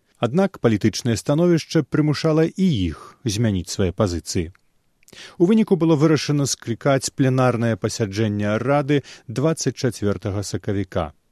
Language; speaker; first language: Belarusian; native; Belarusian